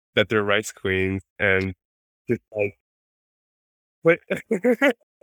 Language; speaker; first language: English; non-native, fluent; Spanish